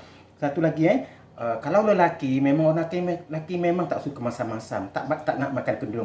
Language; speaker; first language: Malay; native; Malay